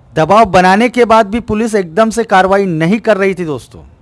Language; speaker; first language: Hindi; native; Hindi